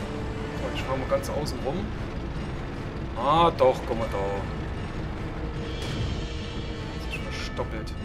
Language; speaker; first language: German; native; German